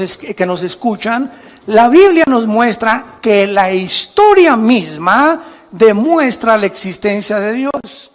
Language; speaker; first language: Spanish; native; Spanish